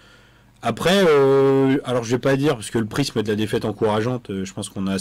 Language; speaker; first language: French; native; French